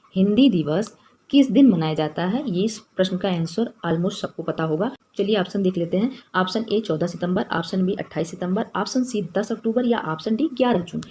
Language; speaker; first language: Hindi; native; Hindi